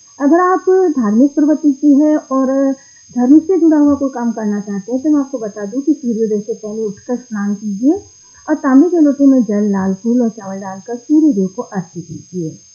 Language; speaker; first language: Hindi; native; Hindi